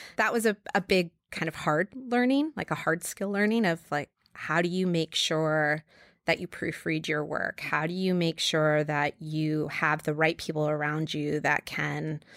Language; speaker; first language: English; native; English